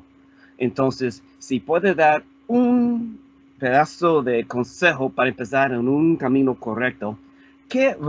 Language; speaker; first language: Spanish; non-native, fluent; English